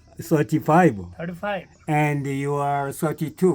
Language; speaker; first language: English; non-native, learner; Korean